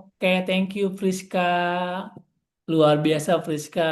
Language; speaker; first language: Indonesian; native; Indonesian